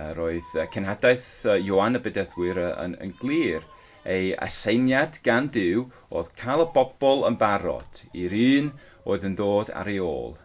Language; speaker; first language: Welsh; non-native, local second language; English